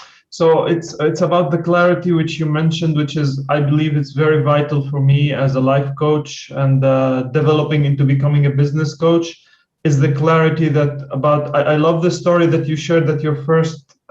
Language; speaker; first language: English; non-native, fluent; Arabic